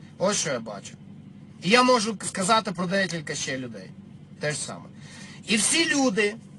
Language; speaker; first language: Ukrainian; non-native, local second language; Russian